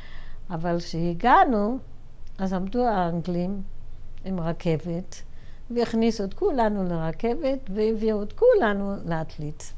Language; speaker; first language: Hebrew; non-native, fluent; German